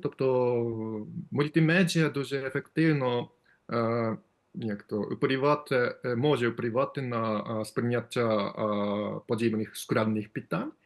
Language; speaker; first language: Ukrainian; non-native, fluent; Japanese